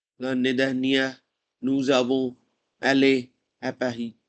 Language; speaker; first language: French; non-native, learner; Hindi